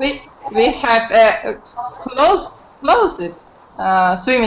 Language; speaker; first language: English; non-native, learner; Russian